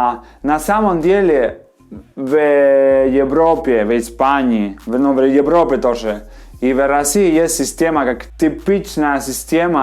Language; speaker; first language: Russian; non-native, fluent; Spanish